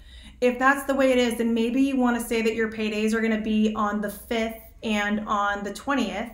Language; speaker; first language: English; native; English